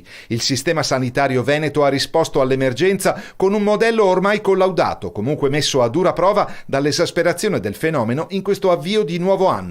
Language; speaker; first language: Italian; native; Italian